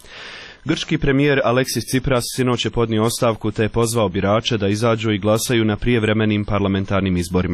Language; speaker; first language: Croatian; native; Croatian